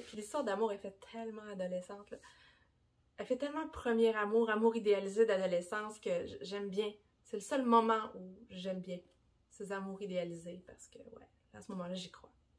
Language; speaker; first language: French; native; French